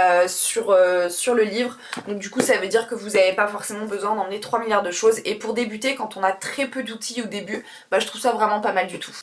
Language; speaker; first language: French; native; French